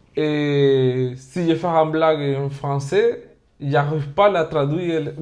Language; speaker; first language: French; non-native, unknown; Spanish